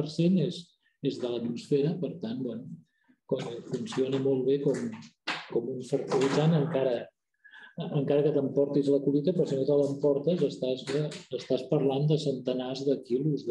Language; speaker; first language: Catalan; native; Catalan